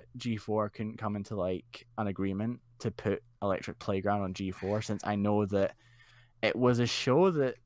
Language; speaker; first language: English; native; English